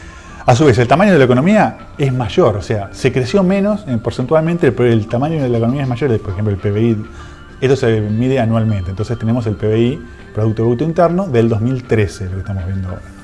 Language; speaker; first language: Spanish; native; Spanish